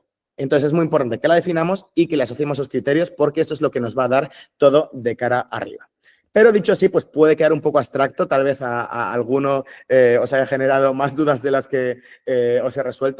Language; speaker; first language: Spanish; native; Spanish